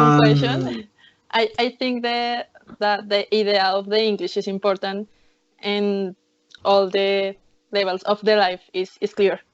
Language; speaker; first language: English; non-native, learner; Spanish